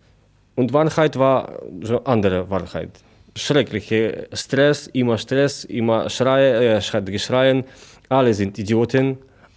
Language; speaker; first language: German; non-native, learner; Polish